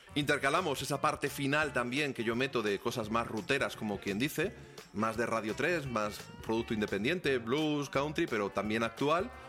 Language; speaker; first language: Spanish; native; Spanish